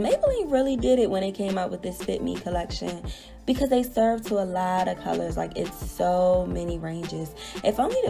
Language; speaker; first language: English; native; English